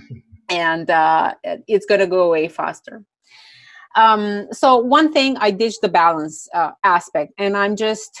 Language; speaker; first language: English; non-native, fluent; Romanian